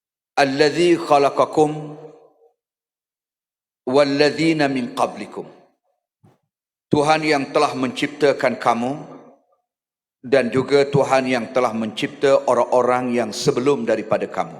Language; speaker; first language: Malay; native; Malay